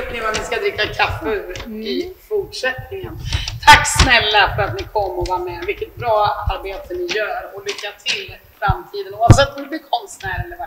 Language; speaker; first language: Swedish; native; Swedish